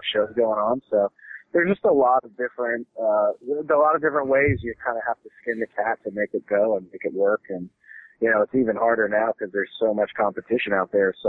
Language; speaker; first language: English; native; English